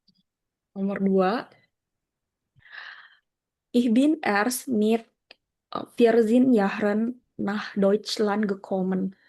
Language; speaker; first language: German; non-native, learner; Indonesian